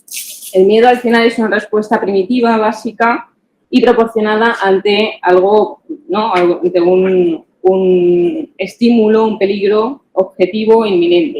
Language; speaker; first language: Spanish; native; Spanish